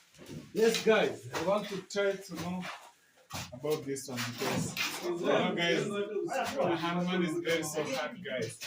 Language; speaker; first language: English; non-native, learner; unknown